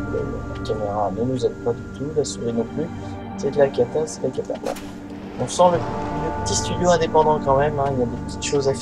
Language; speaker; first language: French; native; French